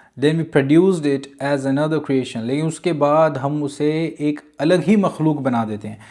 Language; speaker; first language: Urdu; native; Urdu